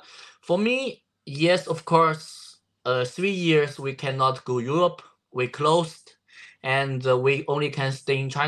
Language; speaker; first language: English; non-native, learner; Chinese